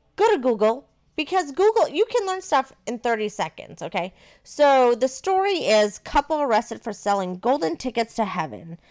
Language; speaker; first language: English; native; English